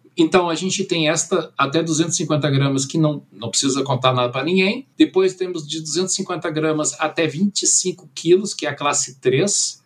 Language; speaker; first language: Portuguese; early bilingual, other home language; German